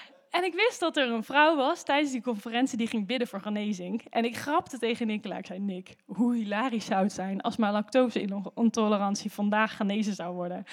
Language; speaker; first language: Dutch; native; Dutch